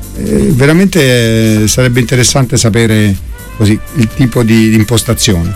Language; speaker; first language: Italian; native; Italian